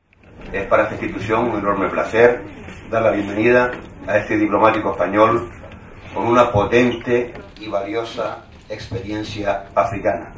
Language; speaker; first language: Spanish; native; Spanish